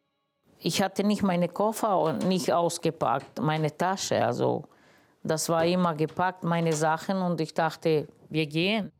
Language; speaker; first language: German; non-native, learner; Romany